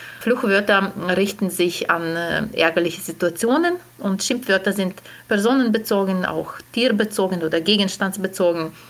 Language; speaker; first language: German; non-native, fluent; Ukrainian